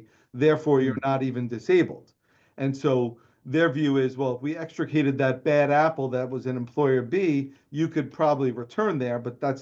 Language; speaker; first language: English; native; English